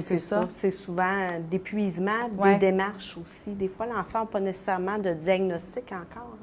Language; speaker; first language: French; native; French